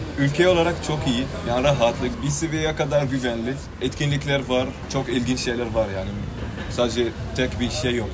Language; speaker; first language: Turkish; non-native, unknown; Arabic